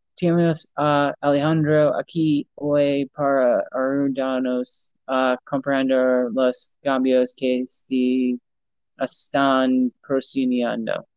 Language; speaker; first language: Spanish; non-native, learner; English